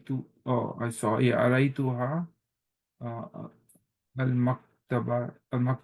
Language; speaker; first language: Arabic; non-native, learner; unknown